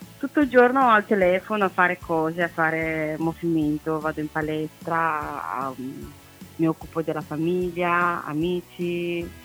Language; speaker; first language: Italian; non-native, fluent; Romanian